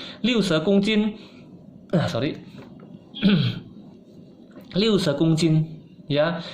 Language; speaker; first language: Chinese; non-native, fluent; Indonesian